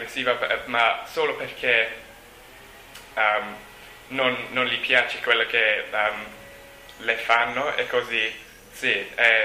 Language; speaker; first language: Italian; non-native, learner; English